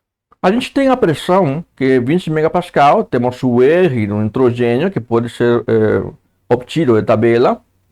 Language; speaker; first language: Portuguese; native; Portuguese